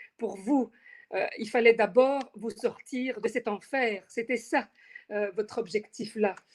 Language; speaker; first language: French; native; French